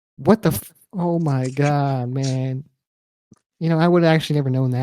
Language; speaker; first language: English; native; English